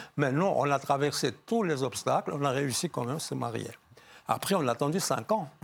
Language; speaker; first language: French; non-native, fluent; Georgian